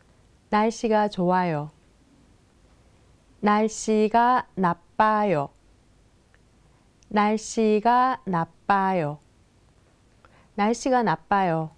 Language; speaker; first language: Korean; non-native, fluent; Thai